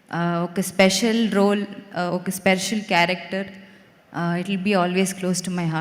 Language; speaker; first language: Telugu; non-native, fluent; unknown